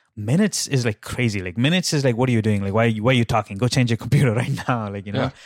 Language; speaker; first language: English; non-native, local second language; Tamil